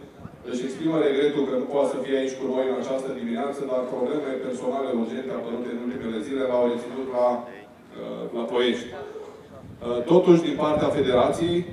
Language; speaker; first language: Romanian; native; Romanian